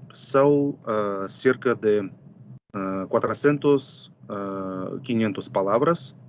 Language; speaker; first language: Portuguese; non-native, fluent; Russian